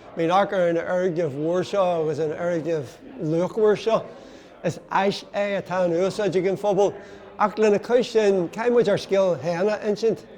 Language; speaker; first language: Irish; non-native, local second language; English